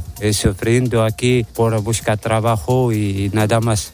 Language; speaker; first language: Spanish; non-native, learner; Arabic